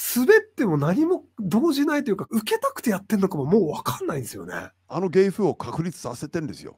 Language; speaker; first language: Japanese; non-native, fluent; English